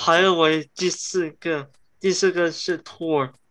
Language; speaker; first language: Chinese; early bilingual, heritage; Chinese